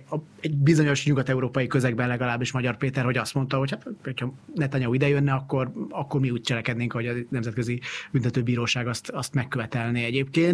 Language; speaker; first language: Hungarian; native; Hungarian